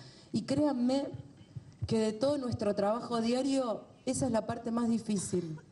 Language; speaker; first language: Spanish; native; Spanish